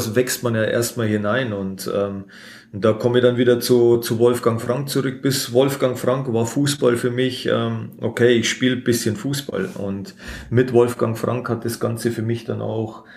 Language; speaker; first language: German; native; German